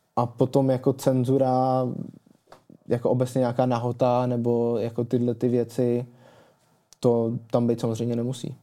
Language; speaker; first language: Czech; native; Czech